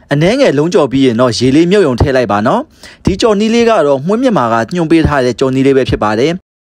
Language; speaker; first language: Burmese; native; Burmese